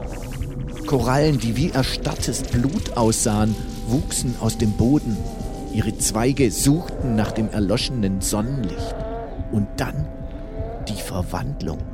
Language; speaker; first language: German; native; German